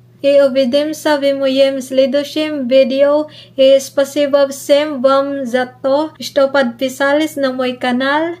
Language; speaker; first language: Russian; non-native, learner; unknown